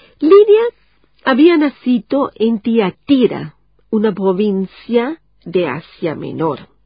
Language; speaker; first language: Spanish; non-native, fluent; German